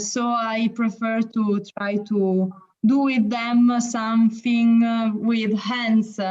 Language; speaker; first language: English; non-native, learner; Italian